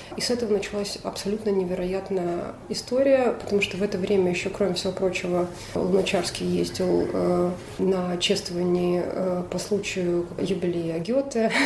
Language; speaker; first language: Russian; native; Russian